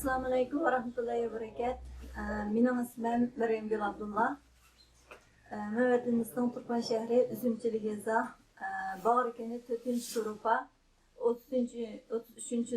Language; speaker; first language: Turkish; non-native, learner; Uyghur